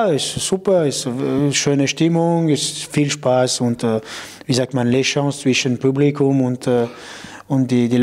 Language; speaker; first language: German; non-native, local second language; French